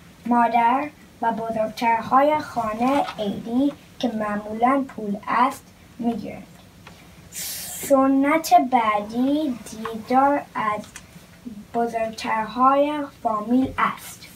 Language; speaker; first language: Persian; early bilingual, heritage; Persian